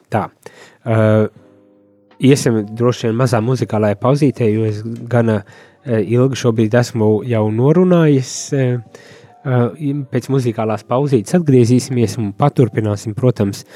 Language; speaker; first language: Latvian; native; Latvian